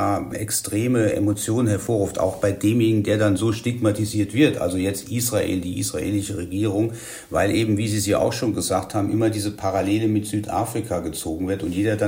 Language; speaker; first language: German; native; German